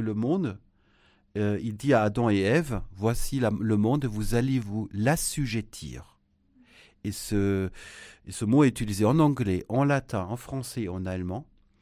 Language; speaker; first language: French; non-native, fluent; German